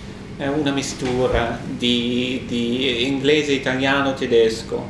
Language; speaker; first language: Italian; non-native, learner; German